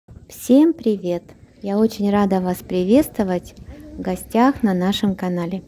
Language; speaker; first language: Russian; native; Russian